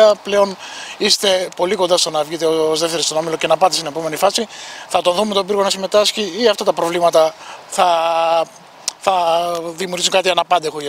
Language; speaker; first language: Greek; native; Greek